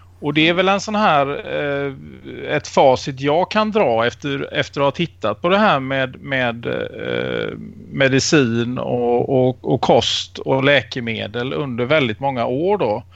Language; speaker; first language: Swedish; native; Swedish